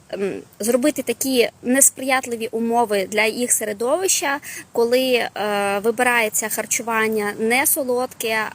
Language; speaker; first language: Ukrainian; non-native, local second language; Russian